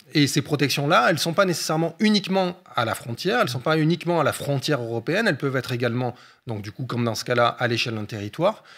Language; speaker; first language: French; native; French